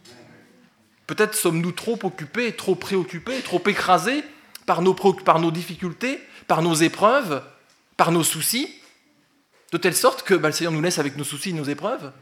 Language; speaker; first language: French; native; French